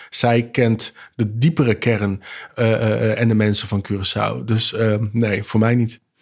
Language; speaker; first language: Dutch; non-native, local second language; Papiamento